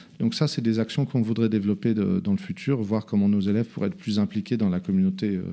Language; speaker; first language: French; native; French